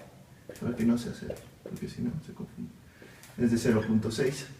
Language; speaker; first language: Spanish; native; Spanish